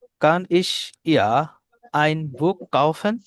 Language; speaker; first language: German; non-native, learner; Bangla